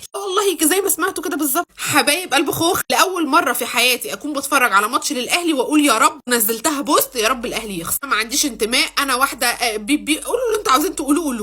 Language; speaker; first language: Arabic; native; Arabic